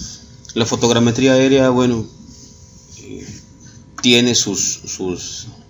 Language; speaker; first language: Spanish; native; Spanish